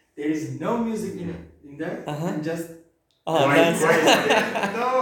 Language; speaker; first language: English; non-native, learner; Turkish